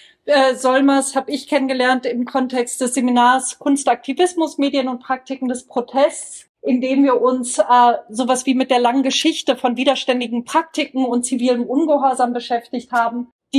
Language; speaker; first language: German; native; German